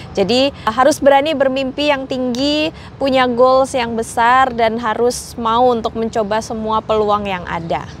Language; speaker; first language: Indonesian; native; Indonesian